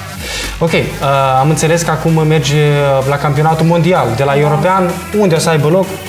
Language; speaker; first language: Romanian; native; Romanian